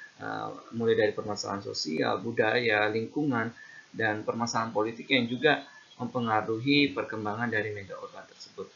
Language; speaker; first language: Indonesian; native; Indonesian